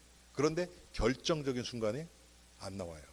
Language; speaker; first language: Korean; native; Korean